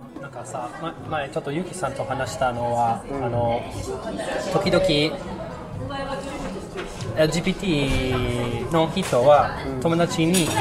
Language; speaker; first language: Japanese; non-native, learner; English